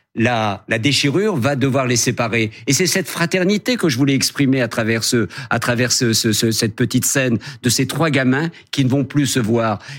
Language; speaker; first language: French; native; French